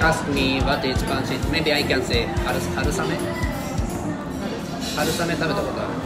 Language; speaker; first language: English; non-native, learner; Japanese